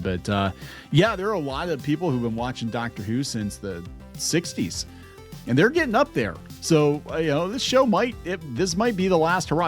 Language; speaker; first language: English; native; English